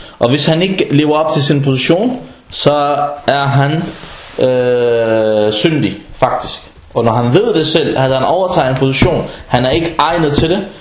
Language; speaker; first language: Danish; non-native, fluent; Arabic